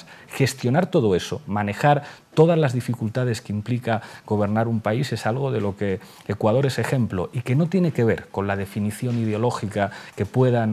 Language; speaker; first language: Spanish; native; Spanish